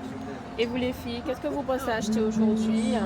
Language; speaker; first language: French; native; French